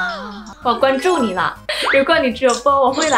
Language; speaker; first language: Chinese; non-native, fluent; Thai